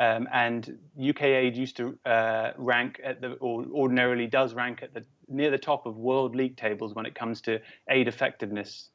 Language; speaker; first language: English; native; English